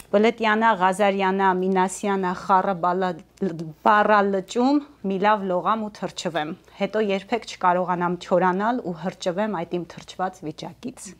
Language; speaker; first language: Armenian; early bilingual, heritage; Armenian